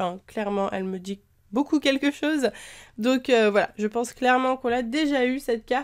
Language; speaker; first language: French; native; French